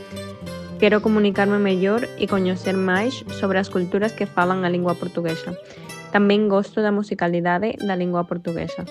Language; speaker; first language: Portuguese; non-native, learner; Spanish